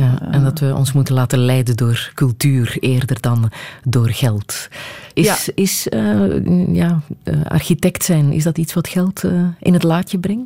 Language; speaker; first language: Dutch; native; Dutch